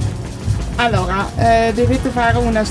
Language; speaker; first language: Italian; non-native, fluent; Dutch